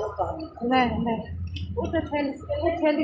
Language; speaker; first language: Greek; non-native, learner; Armenian